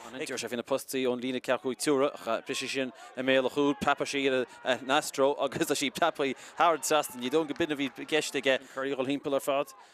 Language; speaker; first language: Irish; native; Irish